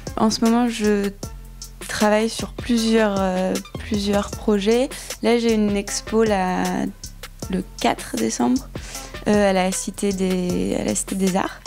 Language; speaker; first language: French; native; French